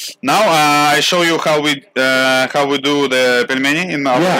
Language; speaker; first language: English; non-native, learner; Russian